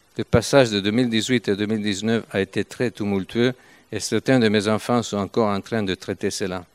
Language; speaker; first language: French; non-native, fluent; Italian